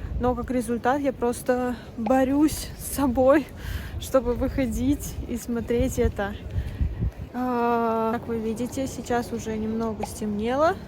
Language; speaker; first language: Russian; native; Russian